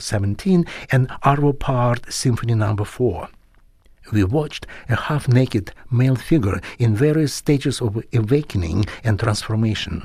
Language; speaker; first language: English; non-native, fluent; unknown